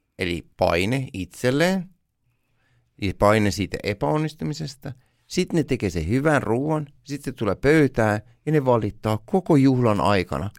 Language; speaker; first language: Finnish; early bilingual, other home language; Persian